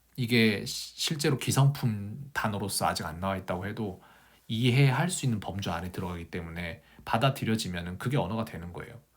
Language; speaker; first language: Korean; native; Korean